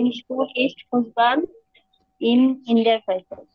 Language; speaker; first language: German; non-native, learner; Bangla